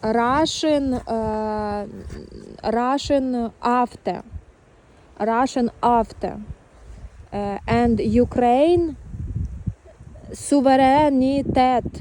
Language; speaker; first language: English; non-native, learner; Ukrainian